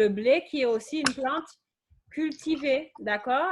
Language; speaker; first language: French; native; French